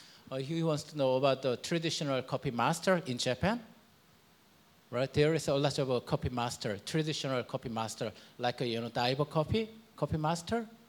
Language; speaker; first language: English; non-native, fluent; Korean